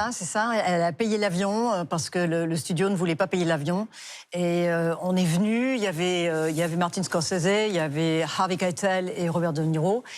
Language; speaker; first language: French; non-native, fluent; English